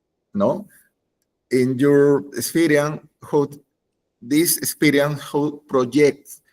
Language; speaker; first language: English; non-native, learner; Spanish